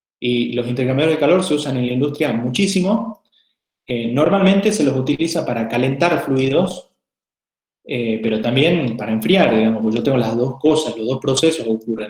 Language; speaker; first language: Spanish; native; Spanish